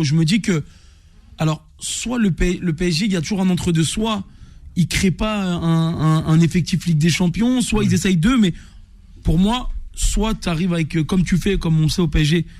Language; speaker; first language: French; native; French